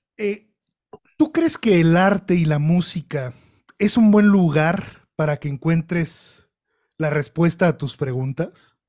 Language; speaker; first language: Spanish; native; Spanish